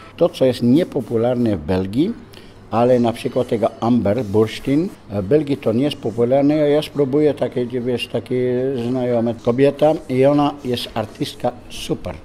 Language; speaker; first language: Polish; non-native, learner; Dutch